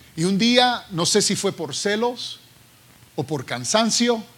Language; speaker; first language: Spanish; native; Spanish